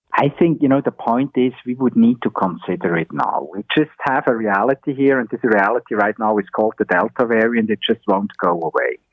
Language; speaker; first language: English; non-native, fluent; German